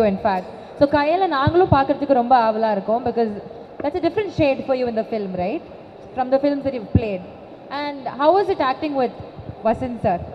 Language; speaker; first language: Tamil; native; Tamil